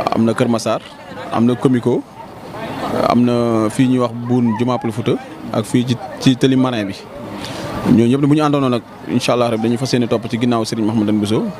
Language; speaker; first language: Wolof; native; Wolof